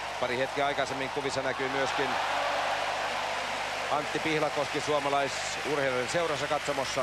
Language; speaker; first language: Finnish; native; Finnish